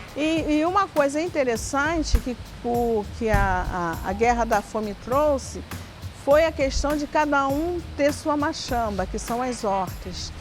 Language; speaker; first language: Portuguese; native; Portuguese